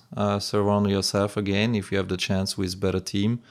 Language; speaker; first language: English; native; English